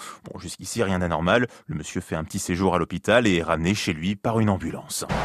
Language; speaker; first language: French; native; French